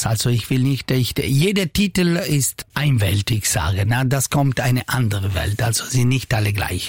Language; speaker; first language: German; non-native, learner; Italian